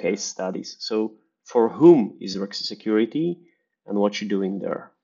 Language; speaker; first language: English; non-native, fluent; Polish